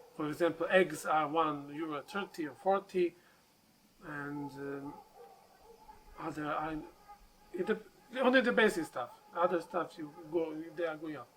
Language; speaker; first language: English; non-native, learner; Serbian